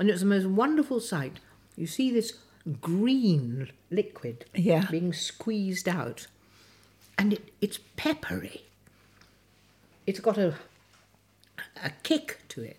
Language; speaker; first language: English; native; English